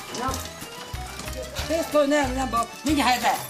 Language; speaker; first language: Slovak; non-native, local second language; Hungarian